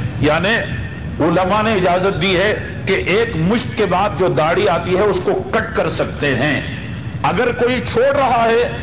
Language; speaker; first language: Urdu; native; Urdu